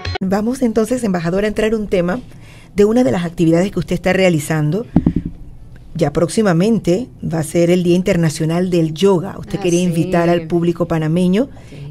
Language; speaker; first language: Spanish; native; Spanish